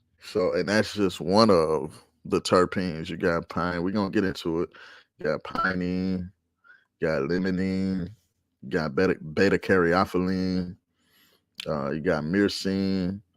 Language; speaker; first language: English; native; English